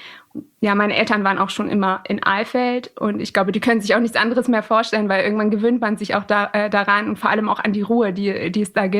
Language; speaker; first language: German; early bilingual, other home language; Persian